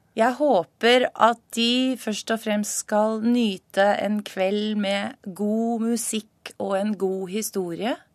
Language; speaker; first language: Norwegian; native; Norwegian